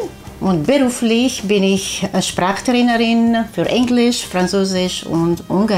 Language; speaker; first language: German; non-native, fluent; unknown